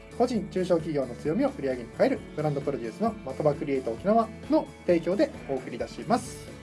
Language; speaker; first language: Japanese; native; Japanese